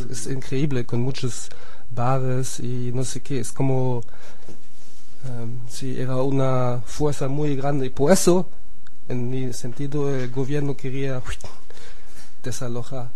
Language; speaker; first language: Spanish; non-native, fluent; German